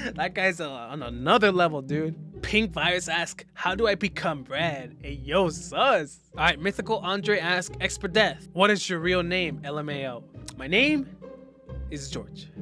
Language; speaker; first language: English; native; English